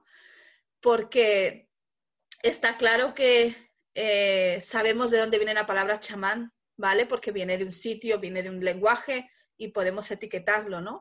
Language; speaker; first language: Spanish; native; Spanish